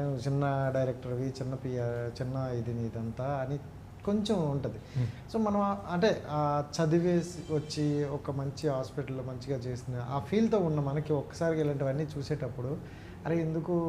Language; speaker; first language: Telugu; native; Telugu